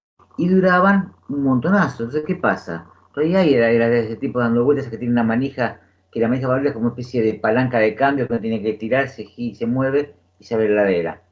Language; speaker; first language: Spanish; native; Spanish